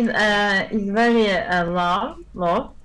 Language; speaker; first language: English; non-native, learner; Turkish